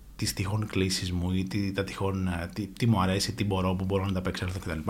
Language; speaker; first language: Greek; native; Greek